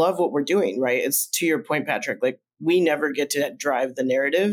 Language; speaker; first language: English; early bilingual, other home language; Spanish